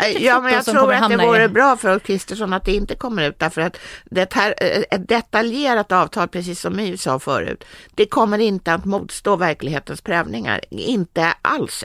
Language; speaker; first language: Swedish; native; Swedish